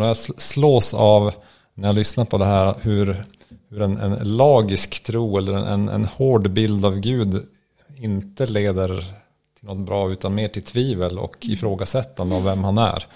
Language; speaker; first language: Swedish; native; Swedish